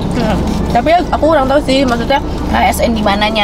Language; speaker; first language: Indonesian; native; Indonesian